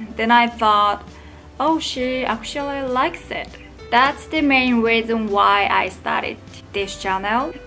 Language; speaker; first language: English; non-native, fluent; Japanese